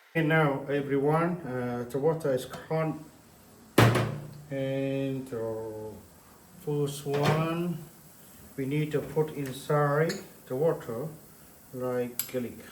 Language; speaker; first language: English; non-native, learner; Khmer